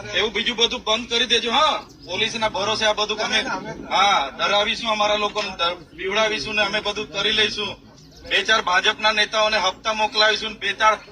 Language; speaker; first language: Gujarati; non-native, local second language; Vasavi